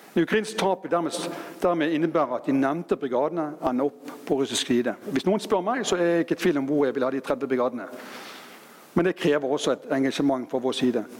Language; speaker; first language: Norwegian; native; Norwegian